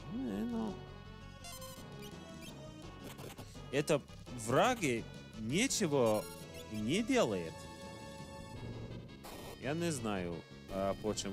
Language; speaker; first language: Russian; non-native, learner; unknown